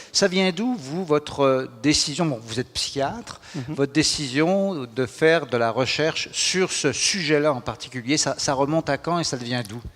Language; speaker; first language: French; native; French